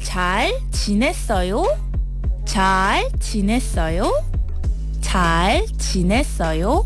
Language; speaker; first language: Korean; non-native, learner; Malay